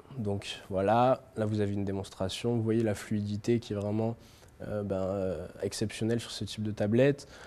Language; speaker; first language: French; native; French